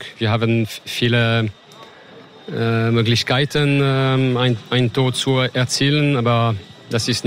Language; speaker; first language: German; non-native, learner; French